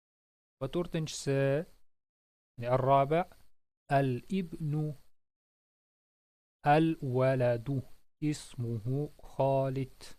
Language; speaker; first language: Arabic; non-native, fluent; Uzbek